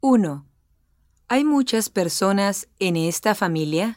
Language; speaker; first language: Spanish; non-native, learner; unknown